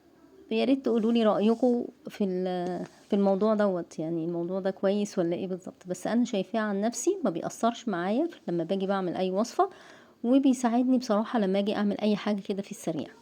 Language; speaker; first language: Arabic; native; Arabic